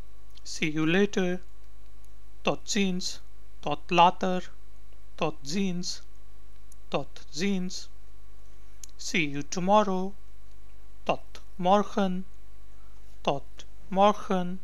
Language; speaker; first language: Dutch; non-native, learner; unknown